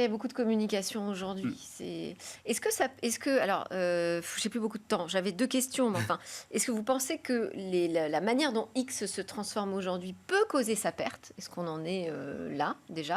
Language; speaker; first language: French; native; French